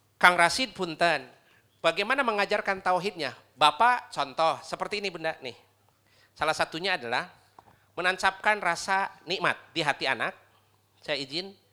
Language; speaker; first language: Indonesian; non-native, local second language; Sundanese